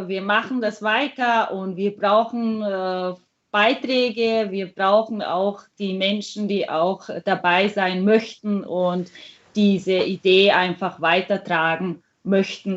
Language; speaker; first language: German; non-native, fluent; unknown